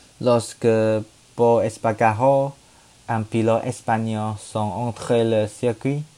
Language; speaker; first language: French; non-native, learner; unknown